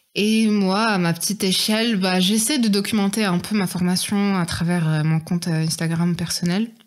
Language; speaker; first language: French; non-native, local second language; Arabic